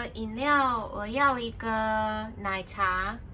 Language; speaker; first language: Chinese; non-native, fluent; English